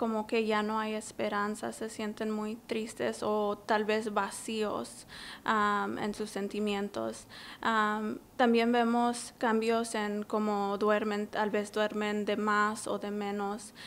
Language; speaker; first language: Spanish; early bilingual, heritage; English